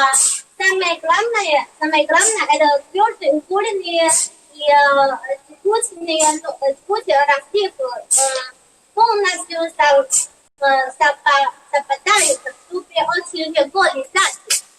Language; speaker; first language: Russian; non-native, learner; Chinese